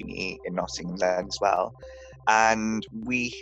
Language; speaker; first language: English; non-native, local second language; Bangla